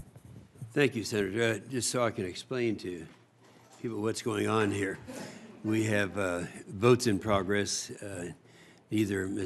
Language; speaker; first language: English; native; English